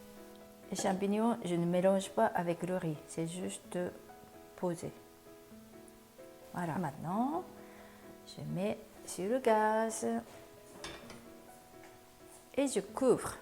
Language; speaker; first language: French; non-native, learner; Japanese